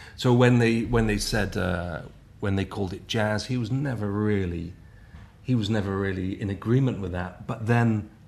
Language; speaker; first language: English; native; English